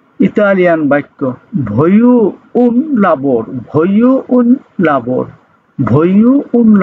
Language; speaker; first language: Italian; non-native, learner; Bangla